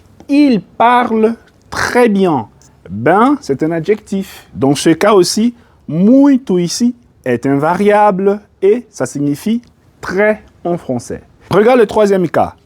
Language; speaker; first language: French; non-native, fluent; Portuguese